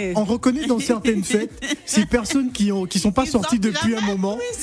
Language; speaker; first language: French; native; French